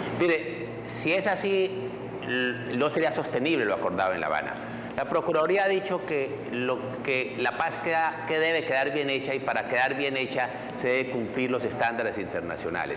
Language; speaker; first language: Spanish; native; Spanish